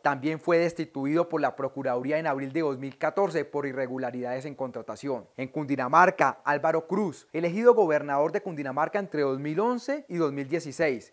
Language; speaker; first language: Spanish; native; Spanish